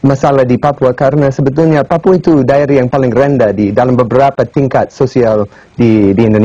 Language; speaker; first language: Indonesian; non-native, fluent; English